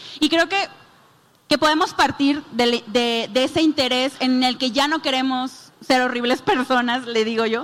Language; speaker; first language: Spanish; native; Spanish